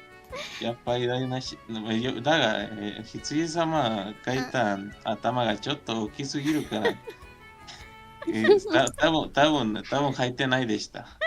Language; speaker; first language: Japanese; non-native, learner; Spanish